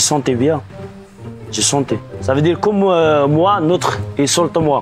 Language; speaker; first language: French; non-native, learner; Arabic